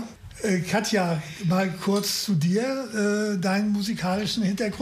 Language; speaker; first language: German; native; German